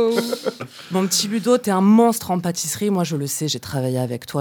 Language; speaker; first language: French; native; French